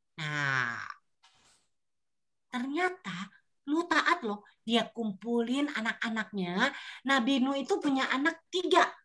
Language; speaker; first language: Indonesian; native; Indonesian